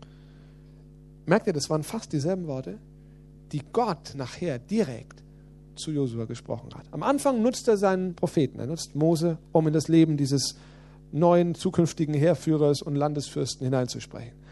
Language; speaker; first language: German; native; German